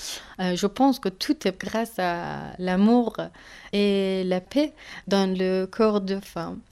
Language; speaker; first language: French; non-native, learner; Persian